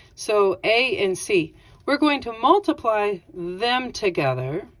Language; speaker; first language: English; native; English